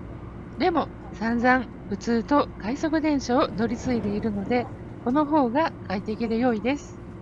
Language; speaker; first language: Japanese; native; Japanese